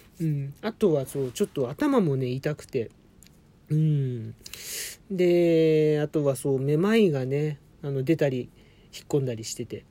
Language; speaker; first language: Japanese; native; Japanese